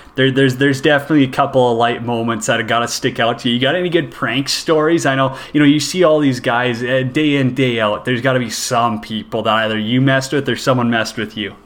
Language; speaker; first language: English; native; English